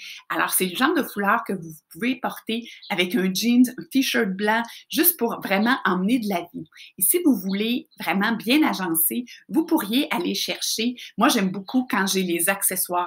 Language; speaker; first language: French; native; French